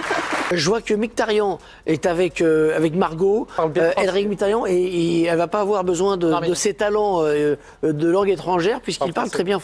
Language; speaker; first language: French; native; French